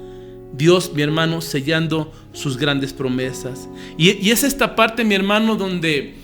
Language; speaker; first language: Spanish; native; Spanish